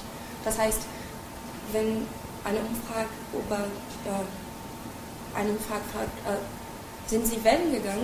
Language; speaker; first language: German; non-native, learner; Portuguese